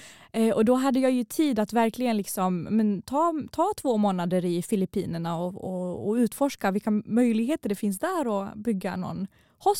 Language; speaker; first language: Swedish; early bilingual, other home language; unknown